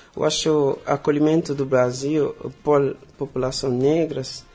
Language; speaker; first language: Portuguese; non-native, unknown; Haitian Creole